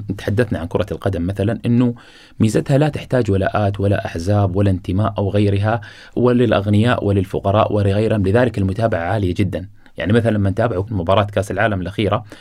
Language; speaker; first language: Arabic; native; Arabic